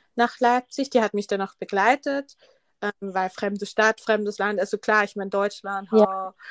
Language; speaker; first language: German; early bilingual, other home language; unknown